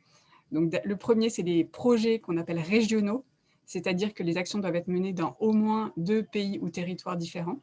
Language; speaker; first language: French; native; French